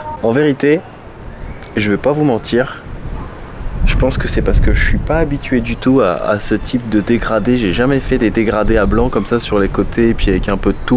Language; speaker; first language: French; native; French